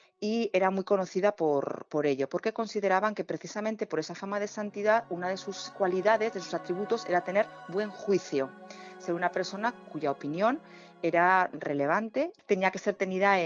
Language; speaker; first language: Spanish; native; Spanish